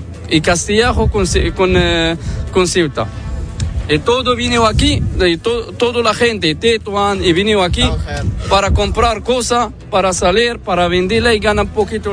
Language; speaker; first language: Spanish; non-native, learner; Arabic